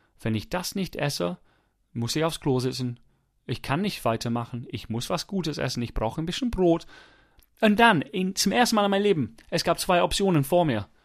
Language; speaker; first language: German; non-native, fluent; English